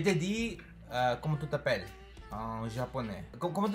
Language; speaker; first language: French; non-native, learner; Spanish